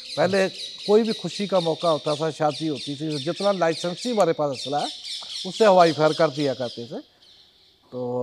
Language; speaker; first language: Hindi; non-native, local second language; Punjabi